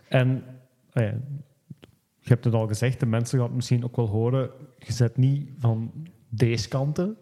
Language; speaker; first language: Dutch; native; Dutch